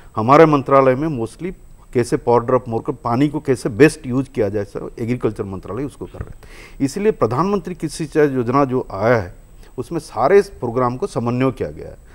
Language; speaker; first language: Hindi; non-native, local second language; Odia